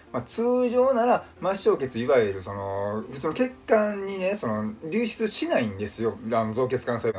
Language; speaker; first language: Japanese; native; Japanese